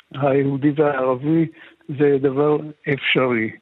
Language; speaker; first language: Hebrew; early bilingual, other home language; Arabic